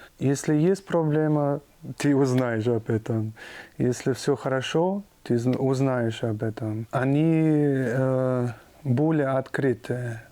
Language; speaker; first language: Russian; non-native, fluent; German